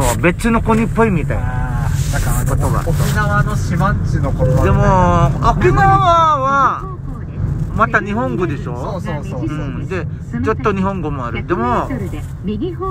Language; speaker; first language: Japanese; non-native, learner; Filipino